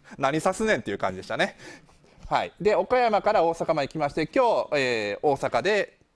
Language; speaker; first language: Japanese; native; Japanese